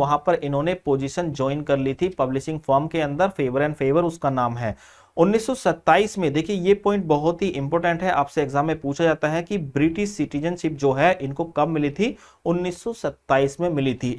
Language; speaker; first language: Hindi; native; Hindi